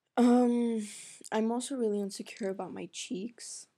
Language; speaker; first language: English; non-native, fluent; Arabic